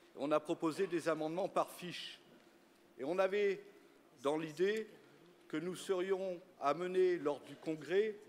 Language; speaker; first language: French; native; French